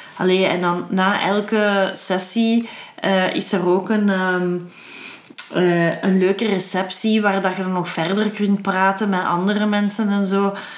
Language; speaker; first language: Dutch; native; Dutch